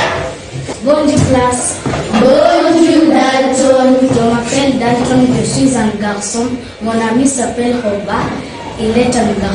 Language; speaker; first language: French; non-native, learner; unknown